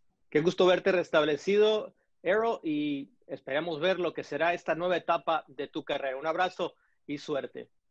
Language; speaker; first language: Spanish; native; Spanish